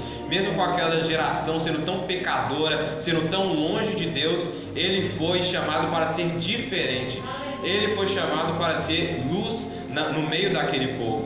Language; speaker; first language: Portuguese; native; Portuguese